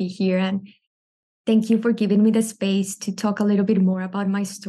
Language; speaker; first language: English; non-native, fluent; Spanish